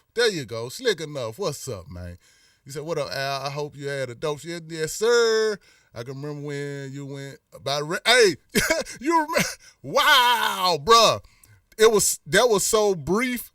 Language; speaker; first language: English; native; English